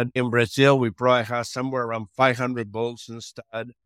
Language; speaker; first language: English; non-native, fluent; Spanish